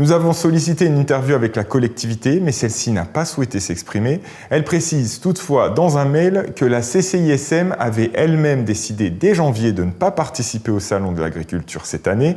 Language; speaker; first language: French; native; French